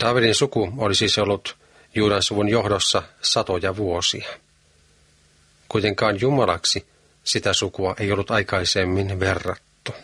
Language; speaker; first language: Finnish; native; Finnish